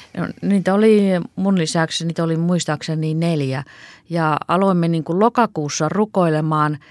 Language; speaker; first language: Finnish; native; Finnish